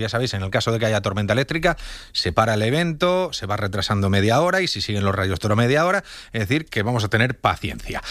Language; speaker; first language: Spanish; native; Spanish